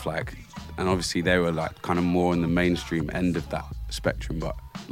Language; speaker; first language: English; native; English